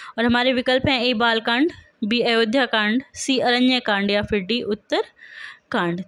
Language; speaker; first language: Hindi; native; Hindi